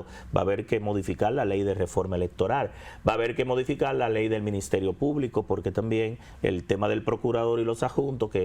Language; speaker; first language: Spanish; native; Spanish